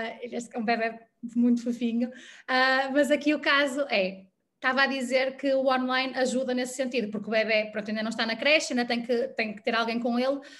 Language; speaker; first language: Portuguese; native; Portuguese